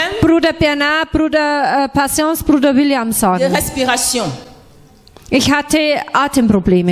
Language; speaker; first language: German; non-native, fluent; French